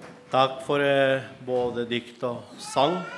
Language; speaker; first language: Norwegian; non-native, fluent; Spanish